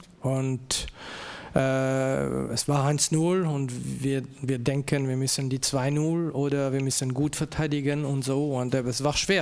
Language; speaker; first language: German; non-native, local second language; French